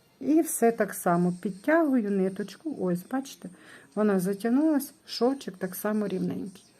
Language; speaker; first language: Ukrainian; non-native, local second language; Russian